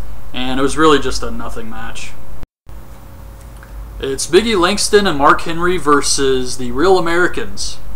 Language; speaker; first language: English; native; English